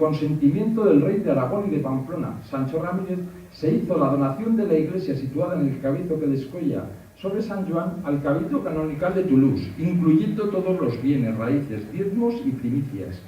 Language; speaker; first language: Spanish; native; Spanish